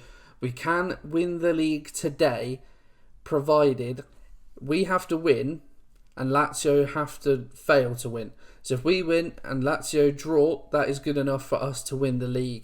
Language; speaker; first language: English; native; English